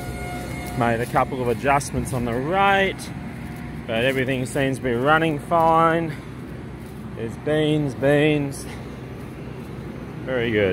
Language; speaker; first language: English; native; English